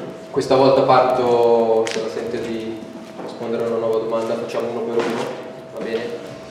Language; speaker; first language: Italian; native; Italian